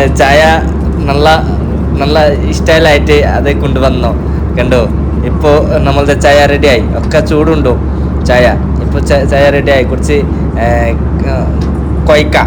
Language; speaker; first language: Malayalam; non-native, learner; Bangla